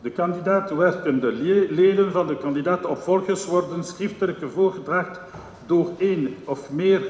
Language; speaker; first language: Dutch; non-native, local second language; French